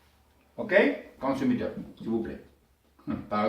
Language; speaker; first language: French; non-native, learner; Spanish